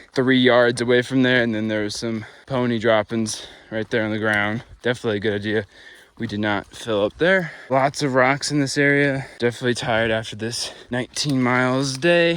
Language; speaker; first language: English; native; English